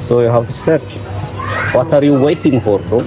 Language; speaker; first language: English; non-native, local second language; Amharic